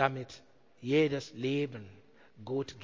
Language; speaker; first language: German; non-native, learner; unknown